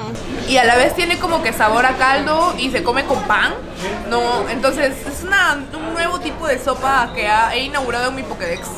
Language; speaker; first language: Spanish; native; Spanish